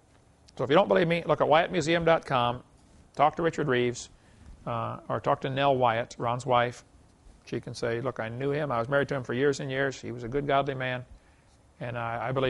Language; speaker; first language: English; native; English